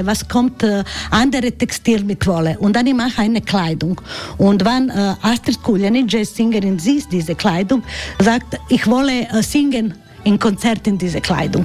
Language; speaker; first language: German; non-native, learner; Croatian